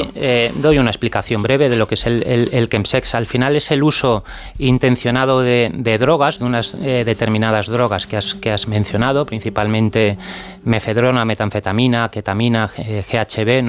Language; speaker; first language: Spanish; native; Spanish